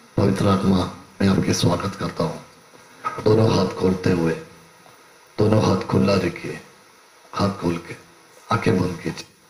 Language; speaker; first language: Hindi; non-native, local second language; Malayalam